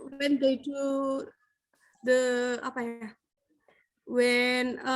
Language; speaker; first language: English; non-native, learner; Indonesian